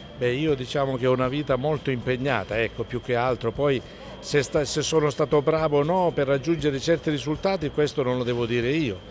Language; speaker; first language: Italian; native; Italian